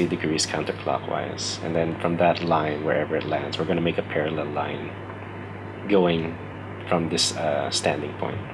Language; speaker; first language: English; native; English